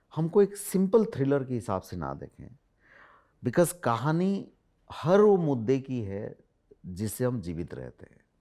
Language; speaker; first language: Hindi; non-native, local second language; Odia